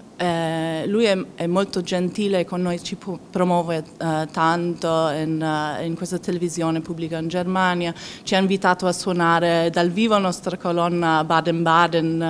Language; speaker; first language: Italian; non-native, fluent; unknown